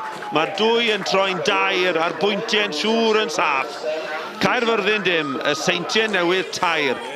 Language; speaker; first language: Welsh; native; Welsh